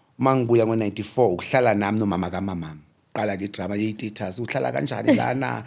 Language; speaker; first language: Zulu; non-native, local second language; Xhosa